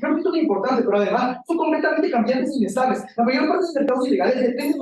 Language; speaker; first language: Spanish; native; Spanish